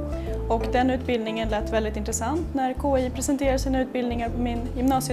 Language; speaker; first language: Swedish; native; Swedish